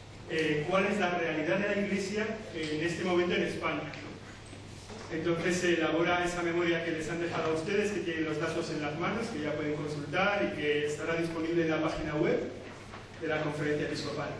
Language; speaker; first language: Spanish; native; Spanish